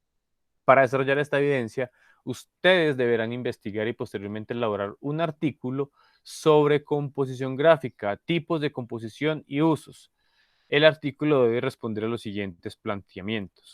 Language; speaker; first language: Spanish; native; Spanish